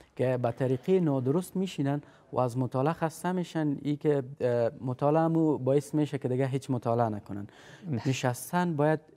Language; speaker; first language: Persian; native; Persian